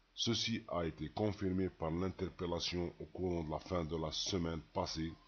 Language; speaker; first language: French; non-native, local second language; Arabic